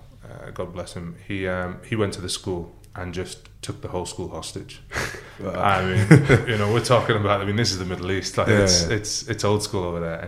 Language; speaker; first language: English; early bilingual, other home language; Arabic